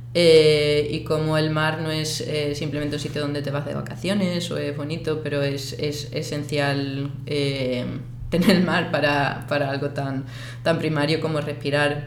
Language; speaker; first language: Spanish; native; Spanish